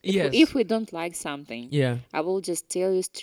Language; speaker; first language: English; non-native, fluent; Ukrainian